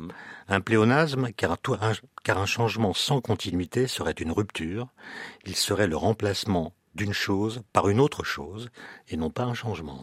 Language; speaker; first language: French; native; French